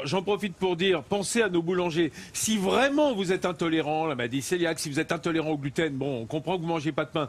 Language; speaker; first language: French; native; French